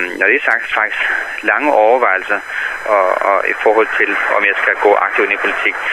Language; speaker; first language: Danish; non-native, fluent; Arabic